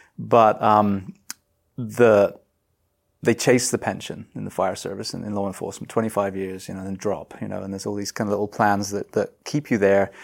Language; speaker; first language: English; native; English